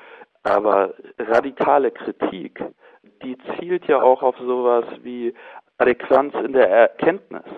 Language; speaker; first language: German; native; German